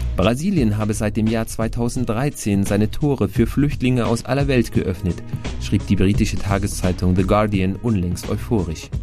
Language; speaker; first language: German; native; German